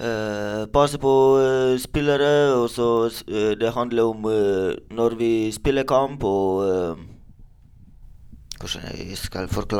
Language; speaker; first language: Norwegian; non-native, learner; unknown